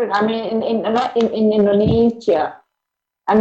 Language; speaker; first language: English; non-native, learner; Indonesian